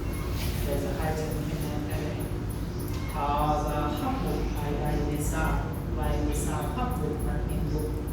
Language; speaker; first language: Vietnamese; non-native, learner; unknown